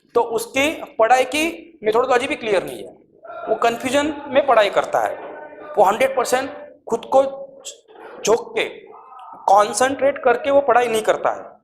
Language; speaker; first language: Hindi; non-native, local second language; Marathi